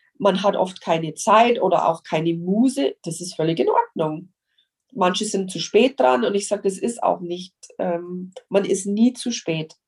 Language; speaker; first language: German; non-native, fluent; English